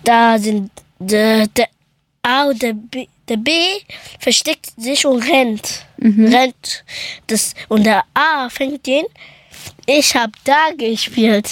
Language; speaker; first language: German; early bilingual, other home language; Persian